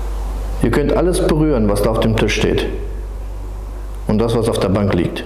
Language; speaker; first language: German; native; German